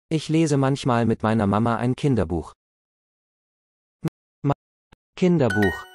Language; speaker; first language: German; non-native, learner; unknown